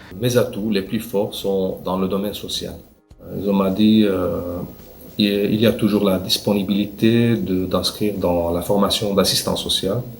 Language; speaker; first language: French; non-native, fluent; Arabic